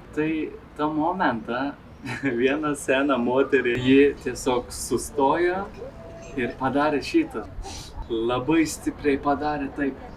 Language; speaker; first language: Lithuanian; non-native, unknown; Turkish